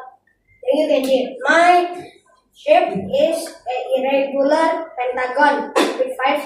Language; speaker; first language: English; non-native, learner; Indonesian